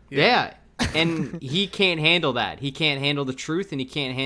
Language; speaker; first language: English; native; English